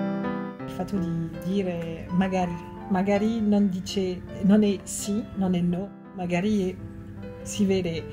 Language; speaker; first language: Italian; non-native, fluent; French